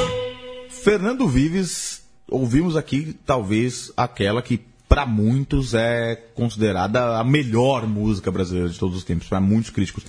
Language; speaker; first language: Portuguese; native; Portuguese